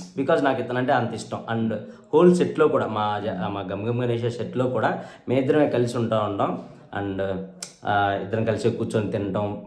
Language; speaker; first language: Telugu; native; Telugu